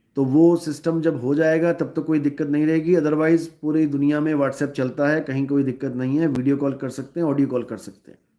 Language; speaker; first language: Hindi; native; Hindi